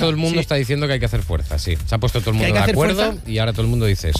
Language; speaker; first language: Spanish; native; Spanish